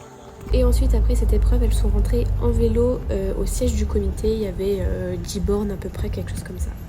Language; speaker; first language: French; native; French